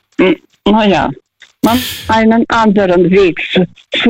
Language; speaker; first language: German; non-native, fluent; Russian